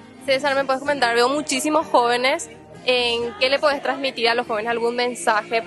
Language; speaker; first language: Spanish; native; Spanish